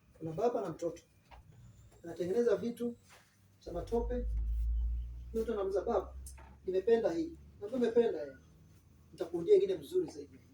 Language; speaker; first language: Swahili; non-native, local second language; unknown